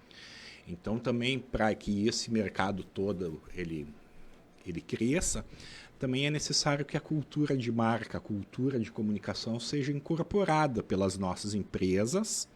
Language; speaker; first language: Portuguese; native; Portuguese